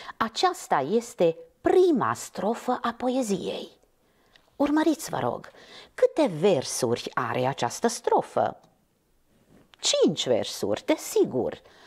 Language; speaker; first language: Romanian; non-native, local second language; Hungarian